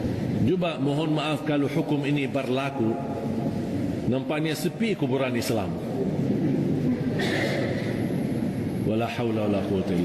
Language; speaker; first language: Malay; non-native, fluent; Arabic